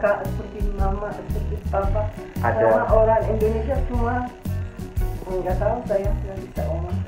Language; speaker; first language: Indonesian; non-native, learner; Amharic